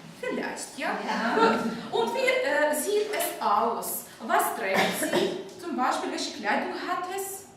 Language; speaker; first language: German; non-native, fluent; Ukrainian